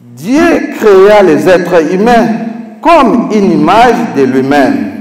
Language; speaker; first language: French; non-native, local second language; Lingala